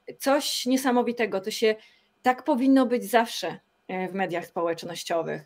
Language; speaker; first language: Polish; native; Polish